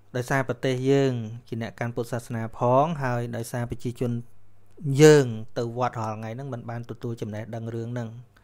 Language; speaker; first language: Khmer; native; Khmer